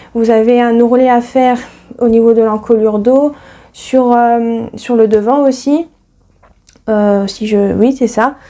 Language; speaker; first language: French; native; French